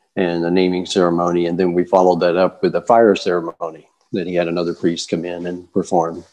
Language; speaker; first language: English; native; English